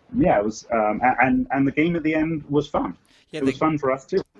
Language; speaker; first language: English; native; English